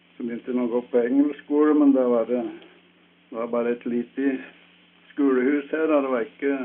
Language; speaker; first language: Norwegian; early bilingual, heritage; Norwegian